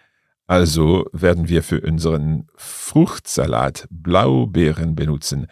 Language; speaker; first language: German; non-native, learner; English